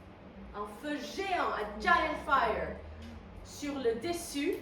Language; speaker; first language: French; non-native, fluent; Spanish